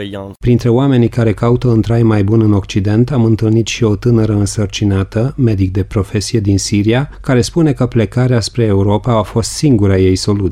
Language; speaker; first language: Romanian; native; Romanian